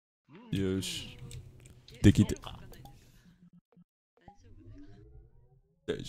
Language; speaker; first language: Japanese; non-native, learner; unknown